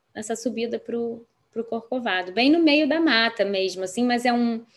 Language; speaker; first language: Portuguese; native; Portuguese